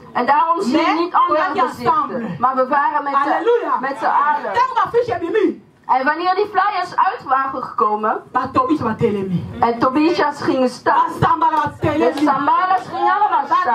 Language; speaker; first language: Dutch; non-native, fluent; Lingala